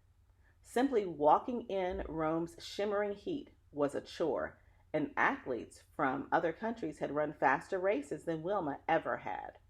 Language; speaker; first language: English; native; English